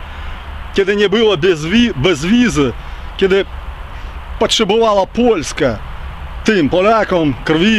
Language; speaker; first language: Polish; early bilingual, heritage; Ukrainian